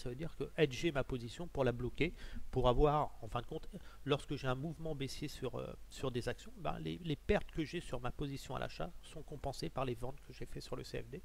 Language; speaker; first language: French; native; French